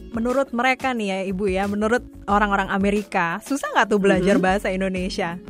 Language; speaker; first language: Indonesian; native; Indonesian